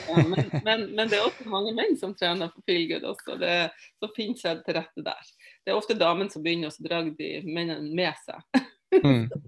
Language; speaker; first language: Norwegian; native; Norwegian